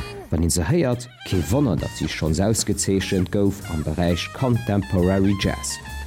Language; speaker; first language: German; non-native, local second language; Luxembourgish